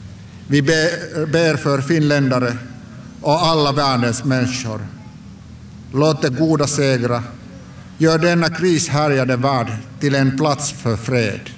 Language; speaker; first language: Swedish; non-native, local second language; Finnish